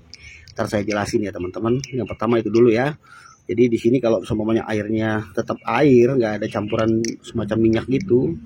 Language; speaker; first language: Indonesian; native; Indonesian